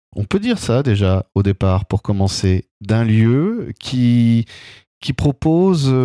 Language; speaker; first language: French; native; French